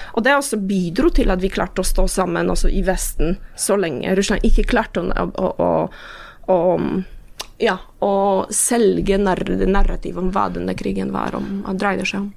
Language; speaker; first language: Norwegian; non-native, fluent; Polish